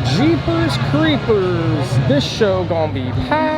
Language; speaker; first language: English; native; English